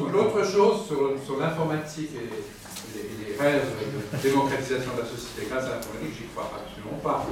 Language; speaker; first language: French; native; French